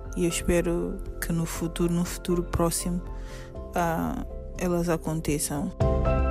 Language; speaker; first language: Portuguese; native; Portuguese